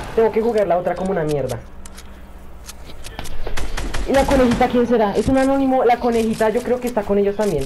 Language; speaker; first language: Spanish; native; Spanish